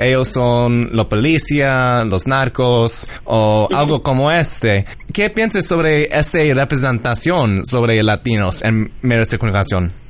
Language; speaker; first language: Spanish; early bilingual, heritage; English